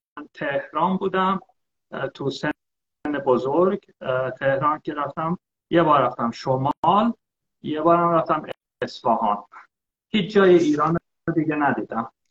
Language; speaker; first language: Persian; early bilingual, heritage; Persian